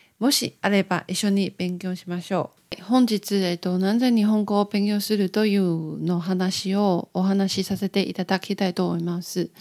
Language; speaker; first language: Japanese; non-native, learner; Chinese